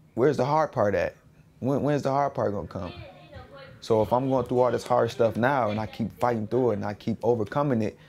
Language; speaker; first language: English; native; English